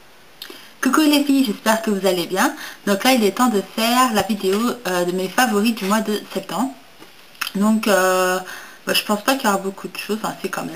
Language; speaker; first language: French; native; French